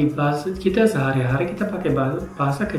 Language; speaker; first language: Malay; non-native, fluent; German